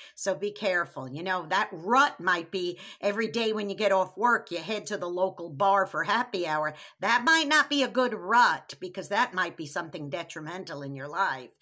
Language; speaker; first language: English; native; English